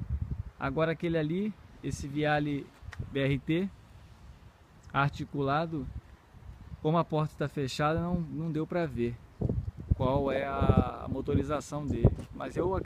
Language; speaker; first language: Portuguese; native; Portuguese